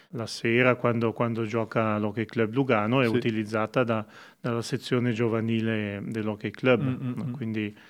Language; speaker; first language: Italian; native; Italian